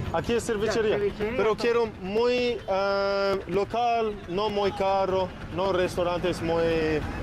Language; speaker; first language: Spanish; non-native, learner; English